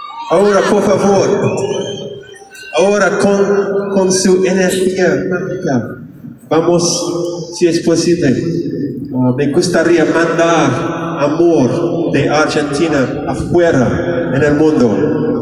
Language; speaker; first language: Spanish; non-native, learner; English